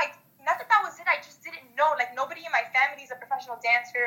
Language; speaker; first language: English; native; English